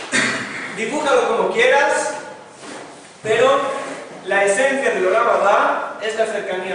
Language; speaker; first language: Spanish; non-native, fluent; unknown